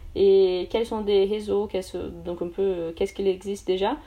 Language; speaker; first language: French; non-native, fluent; Portuguese